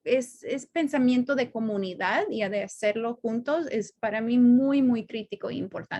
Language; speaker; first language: Spanish; non-native, fluent; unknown